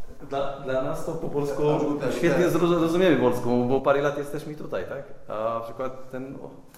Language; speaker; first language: Polish; non-native, learner; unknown